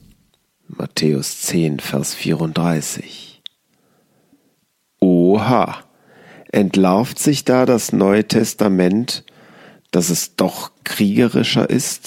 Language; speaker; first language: German; native; German